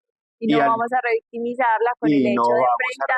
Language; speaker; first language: Spanish; native; Spanish